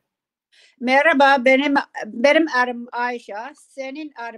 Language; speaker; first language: Turkish; non-native, learner; English